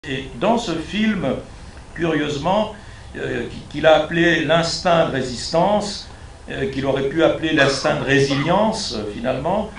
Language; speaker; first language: French; native; French